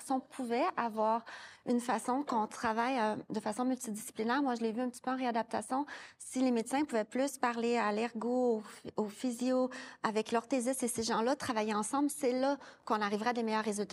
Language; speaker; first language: French; native; French